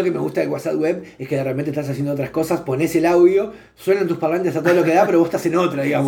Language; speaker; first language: Spanish; native; Spanish